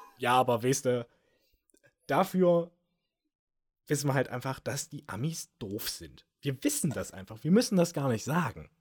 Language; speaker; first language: German; native; German